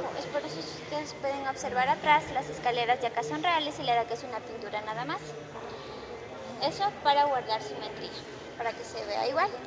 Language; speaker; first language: Spanish; native; Spanish